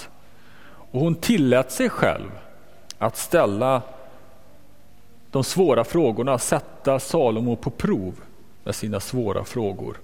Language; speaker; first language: Swedish; native; Swedish